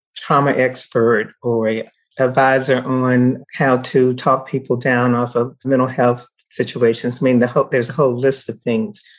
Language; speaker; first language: English; native; English